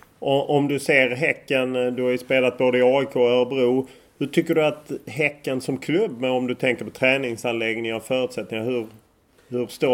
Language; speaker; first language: Swedish; native; Swedish